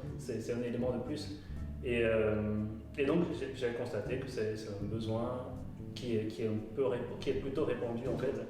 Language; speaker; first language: French; non-native, local second language; Fon